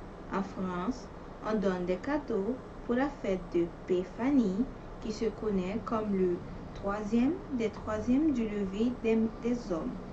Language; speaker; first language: French; non-native, learner; English